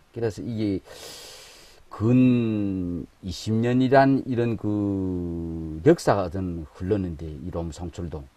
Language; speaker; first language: Korean; native; Korean